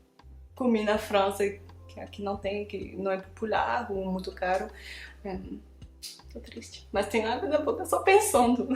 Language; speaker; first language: Portuguese; non-native, fluent; French